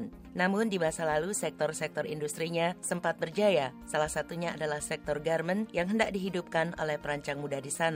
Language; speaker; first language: Indonesian; native; Indonesian